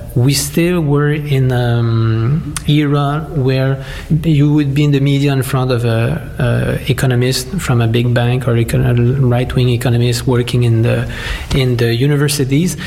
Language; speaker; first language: English; non-native, fluent; French